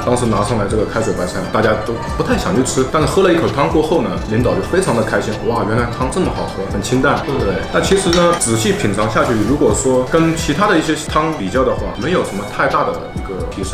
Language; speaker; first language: Chinese; native; Chinese